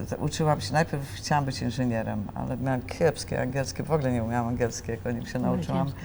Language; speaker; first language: Polish; native; Polish